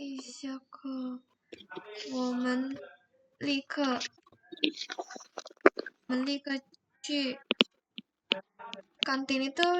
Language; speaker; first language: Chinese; non-native, learner; Indonesian